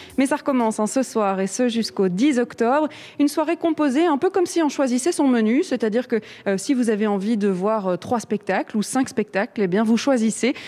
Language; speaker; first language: French; native; French